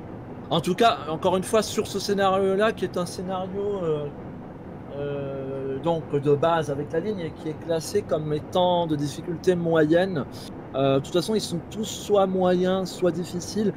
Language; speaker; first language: French; native; French